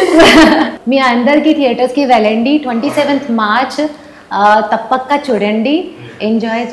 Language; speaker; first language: Telugu; non-native, learner; Hindi